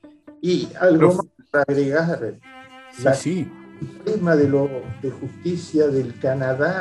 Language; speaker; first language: Spanish; native; Spanish